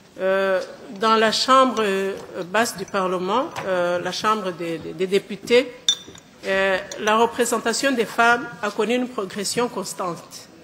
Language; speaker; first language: French; non-native, local second language; Kinyarwanda